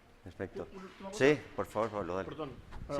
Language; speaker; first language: Spanish; native; Spanish